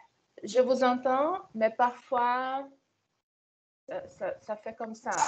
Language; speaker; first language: French; non-native, fluent; Portuguese